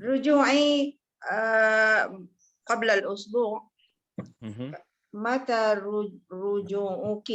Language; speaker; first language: Arabic; non-native, learner; Malay